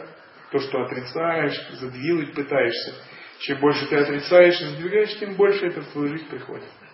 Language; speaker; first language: Russian; native; Russian